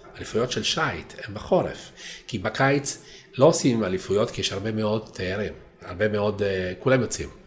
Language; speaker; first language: Hebrew; non-native, fluent; Italian